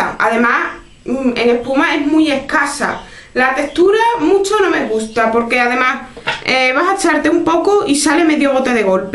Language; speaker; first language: Spanish; native; Spanish